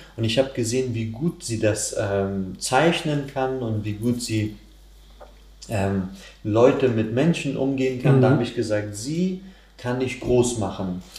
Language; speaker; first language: German; non-native, fluent; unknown